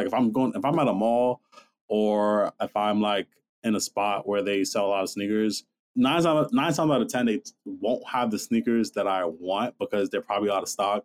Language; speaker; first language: English; native; English